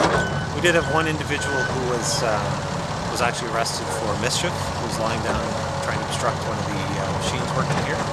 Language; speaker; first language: English; native; English